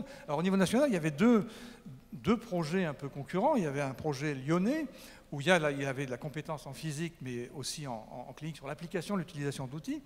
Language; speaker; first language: French; native; French